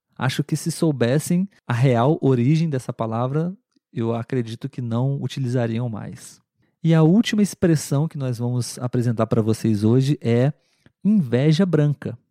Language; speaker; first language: Portuguese; native; Portuguese